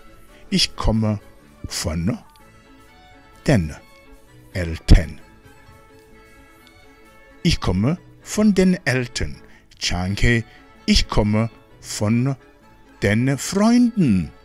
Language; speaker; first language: German; non-native, fluent; Rundi